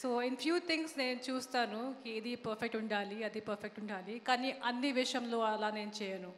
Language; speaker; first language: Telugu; non-native, learner; Hindi